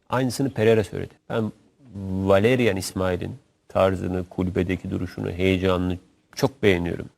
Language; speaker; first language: Turkish; native; Turkish